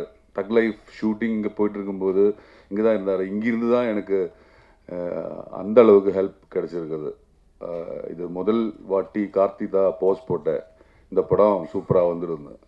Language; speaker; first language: Tamil; non-native, learner; Malayalam